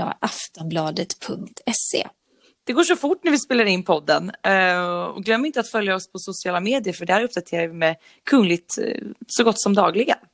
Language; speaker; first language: Swedish; native; Swedish